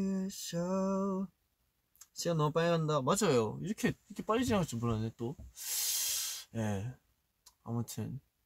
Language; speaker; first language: Korean; early bilingual, heritage; Korean